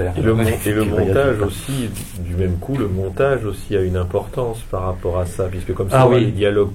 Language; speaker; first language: French; native; French